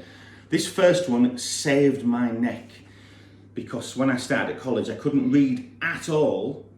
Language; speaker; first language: English; native; English